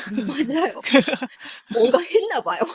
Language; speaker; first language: Korean; non-native, fluent; Japanese